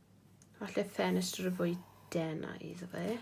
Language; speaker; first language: Welsh; non-native, local second language; English